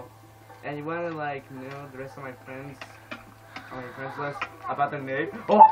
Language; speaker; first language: English; native; English